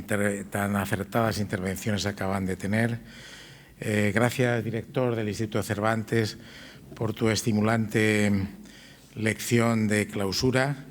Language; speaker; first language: Spanish; native; Spanish